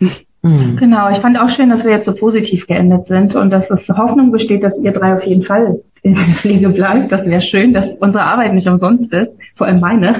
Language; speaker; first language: German; native; German